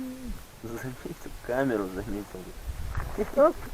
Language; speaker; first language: Russian; native; Russian